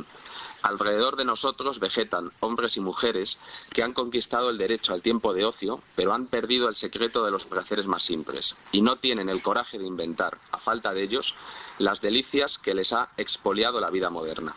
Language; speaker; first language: Spanish; native; Spanish